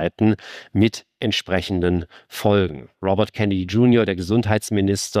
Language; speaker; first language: German; native; German